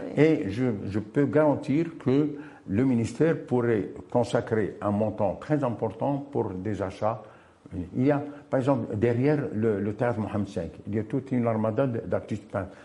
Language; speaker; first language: French; non-native, local second language; Arabic